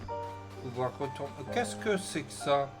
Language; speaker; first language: French; native; French